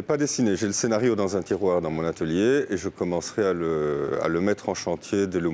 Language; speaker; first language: French; native; French